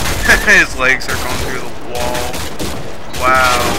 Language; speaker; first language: English; native; English